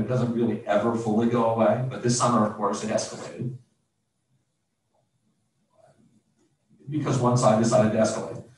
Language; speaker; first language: English; native; English